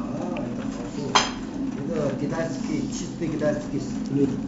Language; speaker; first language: Russian; non-native, learner; Chinese